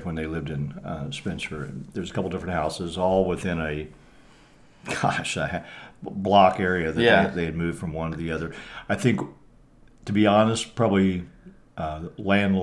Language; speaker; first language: English; native; English